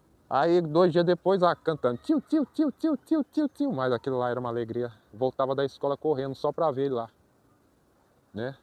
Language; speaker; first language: Portuguese; native; Portuguese